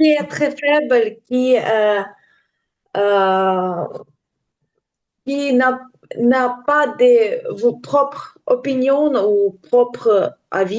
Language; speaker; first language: French; non-native, learner; Ukrainian